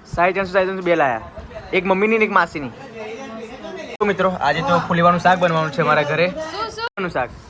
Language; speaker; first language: Gujarati; native; Gujarati